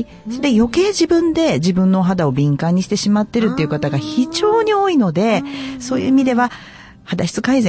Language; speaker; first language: Japanese; native; Japanese